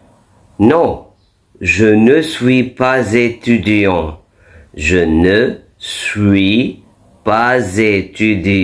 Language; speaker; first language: French; non-native, fluent; Arabic